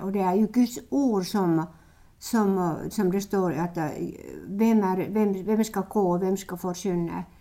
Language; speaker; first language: Norwegian; non-native, fluent; Finnish